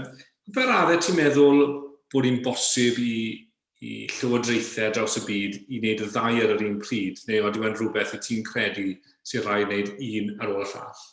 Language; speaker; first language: Welsh; native; Welsh